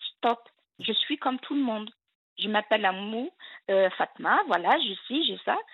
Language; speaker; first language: French; non-native, local second language; Arabic